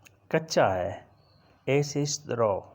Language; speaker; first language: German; non-native, learner; Urdu